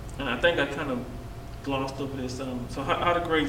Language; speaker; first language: English; native; English